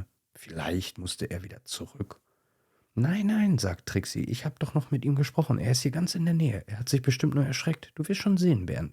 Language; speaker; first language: German; native; German